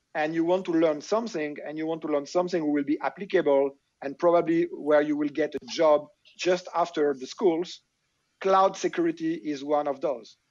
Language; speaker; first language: English; non-native, fluent; French